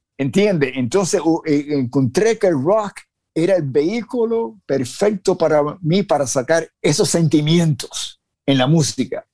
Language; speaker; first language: Spanish; native; Spanish